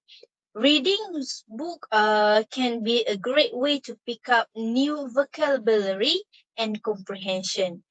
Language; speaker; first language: English; non-native, learner; Malay